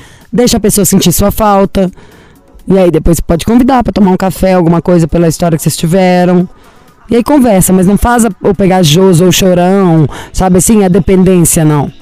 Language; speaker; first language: Portuguese; native; Portuguese